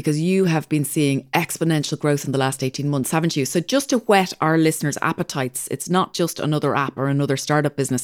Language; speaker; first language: English; native; English